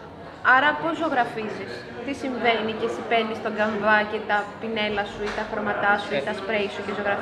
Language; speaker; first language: Greek; native; Greek